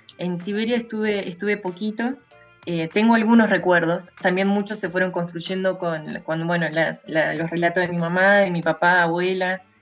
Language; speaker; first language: Spanish; early bilingual, other home language; Russian